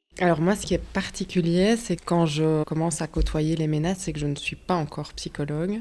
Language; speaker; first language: French; native; French